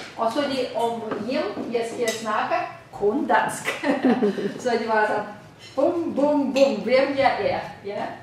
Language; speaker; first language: Danish; non-native, fluent; Russian